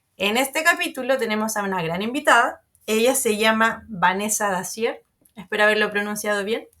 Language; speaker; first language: Spanish; native; Spanish